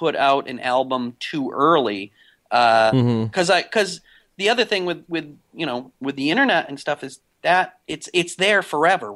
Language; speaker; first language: English; native; English